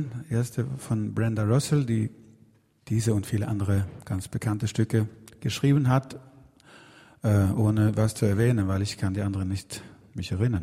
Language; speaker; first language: German; non-native, fluent; Swedish